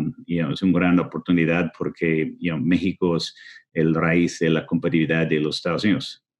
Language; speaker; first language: Spanish; non-native, fluent; English